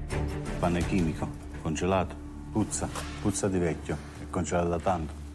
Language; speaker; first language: Italian; native; Italian